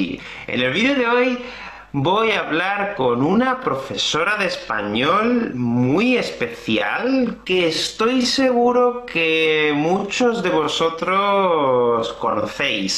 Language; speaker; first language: Spanish; native; Spanish